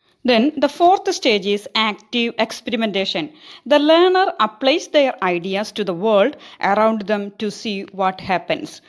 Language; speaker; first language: English; non-native, local second language; Malayalam